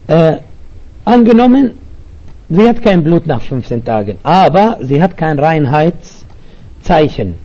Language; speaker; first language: German; non-native, learner; Arabic